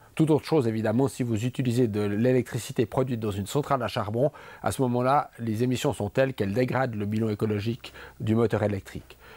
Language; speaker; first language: French; native; French